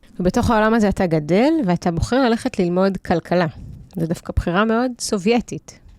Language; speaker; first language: Hebrew; early bilingual, other home language; Russian